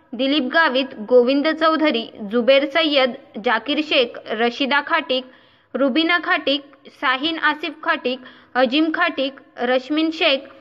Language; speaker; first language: Marathi; native; Marathi